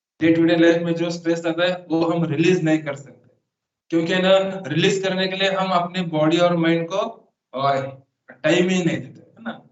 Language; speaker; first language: Hindi; non-native, local second language; Marathi